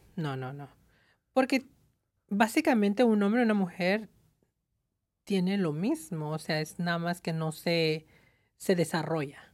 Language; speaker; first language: Spanish; early bilingual, heritage; Spanish